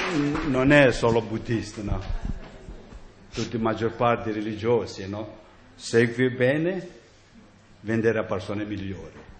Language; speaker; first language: Italian; non-native, learner; Tibetan